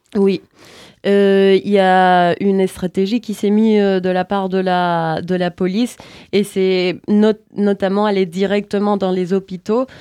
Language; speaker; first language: French; non-native, learner; Spanish